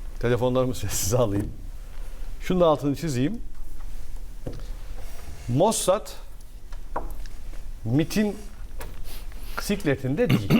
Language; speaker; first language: Turkish; native; Turkish